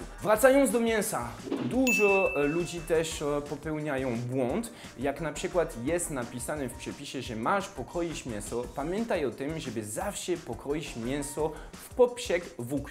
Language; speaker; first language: Polish; non-native, fluent; French